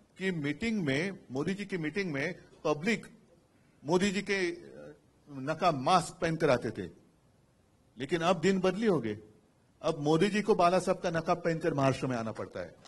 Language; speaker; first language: Hindi; non-native, local second language; Marathi